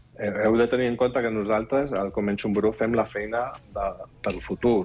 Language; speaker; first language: Catalan; non-native, fluent; German